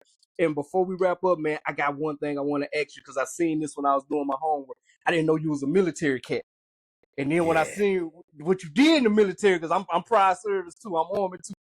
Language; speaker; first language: English; native; English